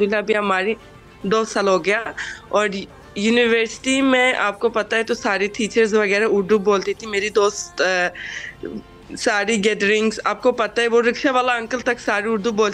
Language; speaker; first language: Hindi; non-native, fluent; Turkish